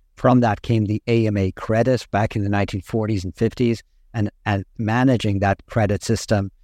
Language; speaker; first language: English; native; English